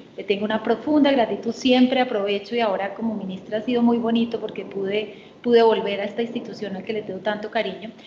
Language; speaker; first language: Spanish; native; Spanish